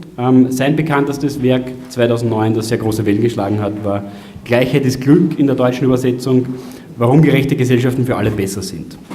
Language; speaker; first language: German; native; German